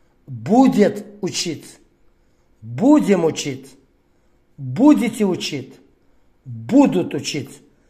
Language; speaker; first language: Russian; non-native, fluent; Uzbek